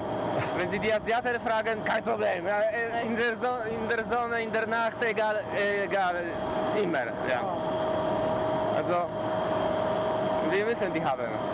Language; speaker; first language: German; non-native, fluent; Polish